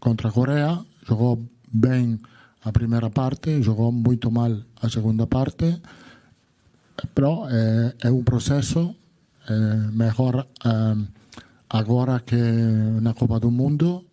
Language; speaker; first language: Portuguese; non-native, learner; Italian